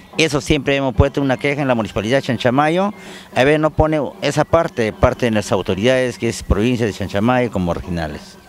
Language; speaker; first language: Spanish; non-native, local second language; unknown